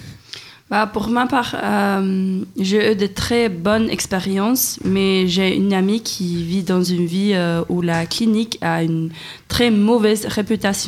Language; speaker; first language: French; non-native, fluent; Swedish